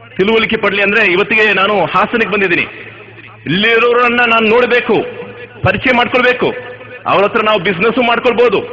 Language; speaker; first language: Kannada; non-native, local second language; Tamil